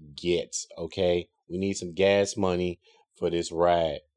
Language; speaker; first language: English; native; English